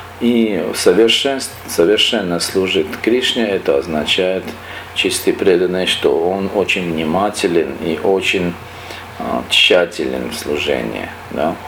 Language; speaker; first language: Russian; non-native, local second language; Armenian